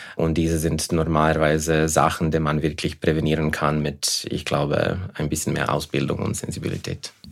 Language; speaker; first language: German; non-native, fluent; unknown